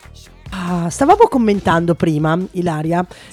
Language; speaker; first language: Italian; native; Italian